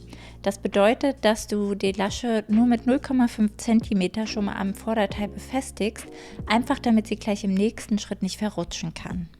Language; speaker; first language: German; native; German